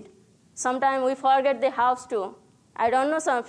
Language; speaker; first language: English; non-native, learner; Nepali